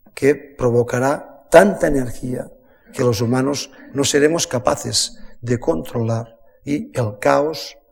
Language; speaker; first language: Spanish; native; Spanish